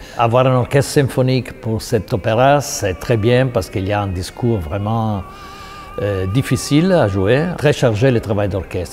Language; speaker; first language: French; non-native, fluent; Italian